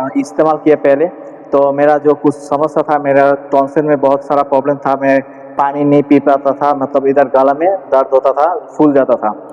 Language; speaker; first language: Hindi; non-native, learner; Bangla